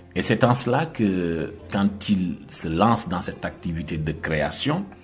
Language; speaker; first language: French; non-native, local second language; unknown